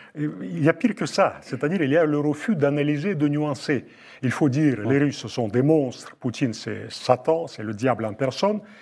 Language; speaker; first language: French; non-native, fluent; Russian